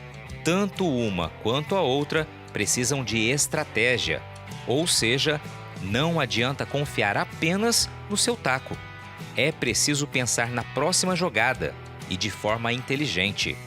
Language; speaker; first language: Portuguese; native; Portuguese